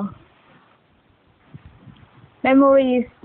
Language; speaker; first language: English; non-native, learner; Vietnamese